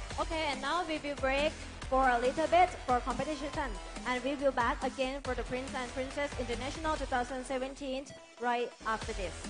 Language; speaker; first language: English; non-native, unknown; Thai